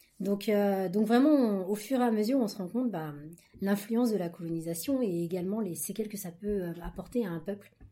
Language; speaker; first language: French; native; French